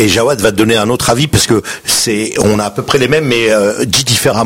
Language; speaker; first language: French; native; French